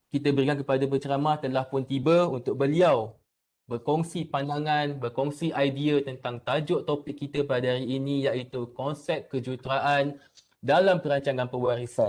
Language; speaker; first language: Malay; native; Malay